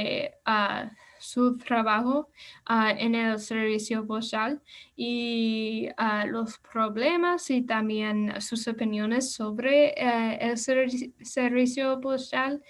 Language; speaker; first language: Spanish; non-native, learner; English